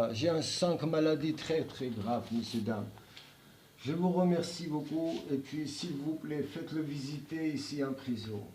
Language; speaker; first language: French; non-native, learner; Georgian